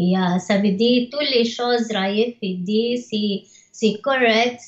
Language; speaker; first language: French; non-native, learner; Arabic